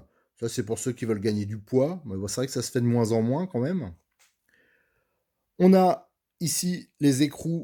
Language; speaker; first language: French; native; French